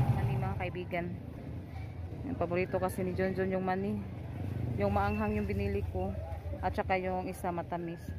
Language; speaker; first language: Filipino; non-native, local second language; Cebuano